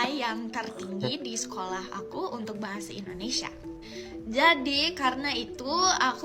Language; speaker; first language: Indonesian; non-native, fluent; English